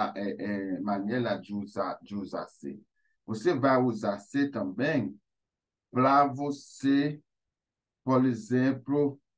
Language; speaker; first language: Portuguese; non-native, fluent; Haitian Creole